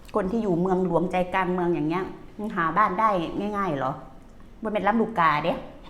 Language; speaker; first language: Thai; native; Thai